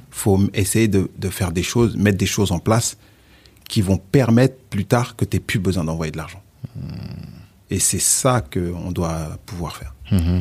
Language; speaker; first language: French; early bilingual, other home language; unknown